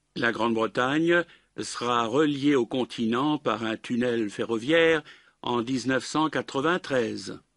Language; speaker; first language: French; native; French